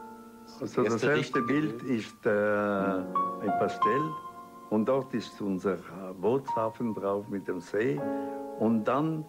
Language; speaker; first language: German; non-native, local second language; Italian